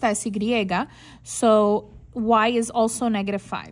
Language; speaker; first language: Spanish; non-native, learner; English